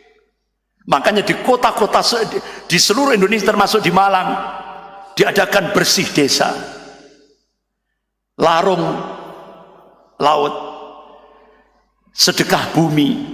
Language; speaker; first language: Indonesian; non-native, local second language; Javanese